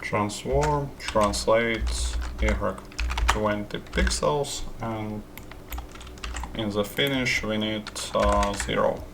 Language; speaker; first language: English; non-native, fluent; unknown